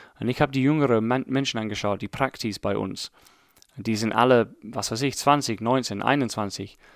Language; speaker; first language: German; non-native, fluent; English